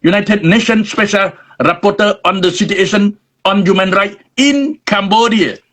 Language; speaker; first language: English; non-native, learner; Khmer